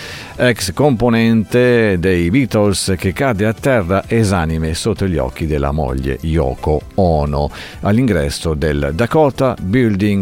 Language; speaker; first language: Italian; native; Italian